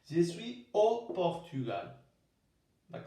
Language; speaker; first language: French; non-native, fluent; Spanish